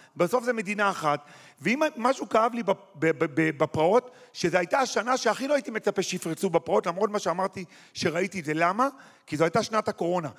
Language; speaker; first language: Hebrew; native; Hebrew